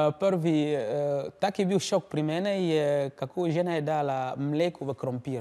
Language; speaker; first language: Slovenian; non-native, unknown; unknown